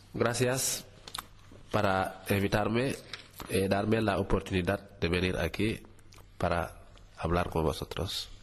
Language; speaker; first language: Spanish; non-native, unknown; Wolof